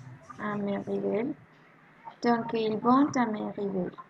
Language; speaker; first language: French; non-native, learner; Spanish